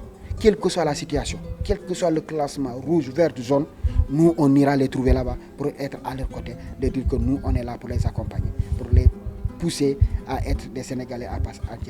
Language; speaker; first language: French; non-native, local second language; Wolof